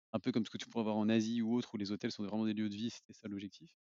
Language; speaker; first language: French; native; French